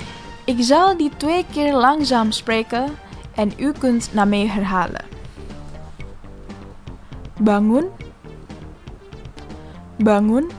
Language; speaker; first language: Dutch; non-native, learner; Indonesian